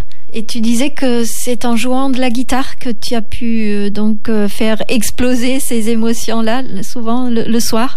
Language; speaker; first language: French; native; French